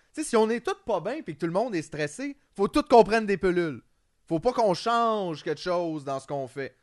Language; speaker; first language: French; native; French